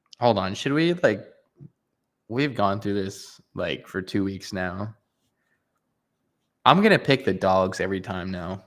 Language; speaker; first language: English; native; English